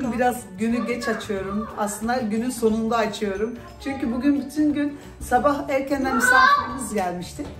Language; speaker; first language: Turkish; early bilingual, heritage; Turkish